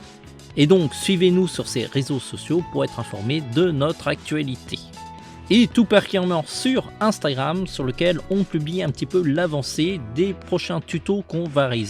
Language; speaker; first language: French; native; French